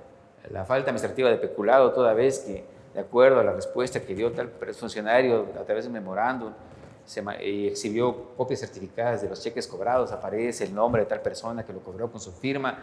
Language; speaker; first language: Spanish; native; Spanish